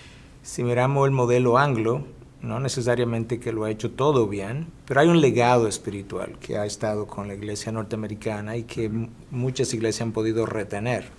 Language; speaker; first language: Spanish; native; Spanish